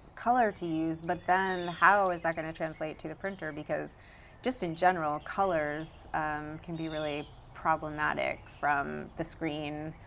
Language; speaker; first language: English; native; English